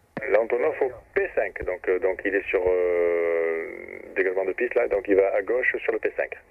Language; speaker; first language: French; native; French